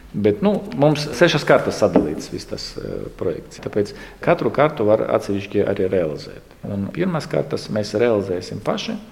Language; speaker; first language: Latvian; non-native, local second language; Russian